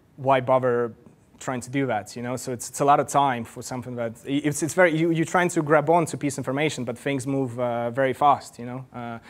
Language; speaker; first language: English; non-native, fluent; Russian